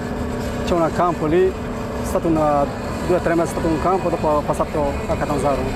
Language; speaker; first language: Italian; non-native, learner; Kurdish